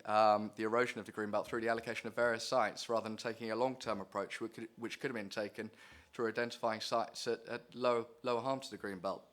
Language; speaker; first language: English; native; English